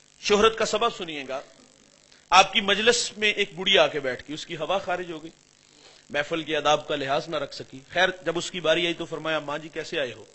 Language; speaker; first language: Urdu; non-native, local second language; Punjabi